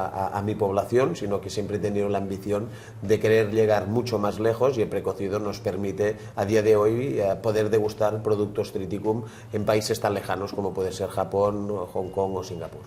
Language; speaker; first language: Spanish; native; Spanish